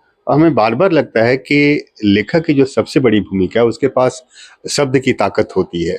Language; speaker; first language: Hindi; native; Hindi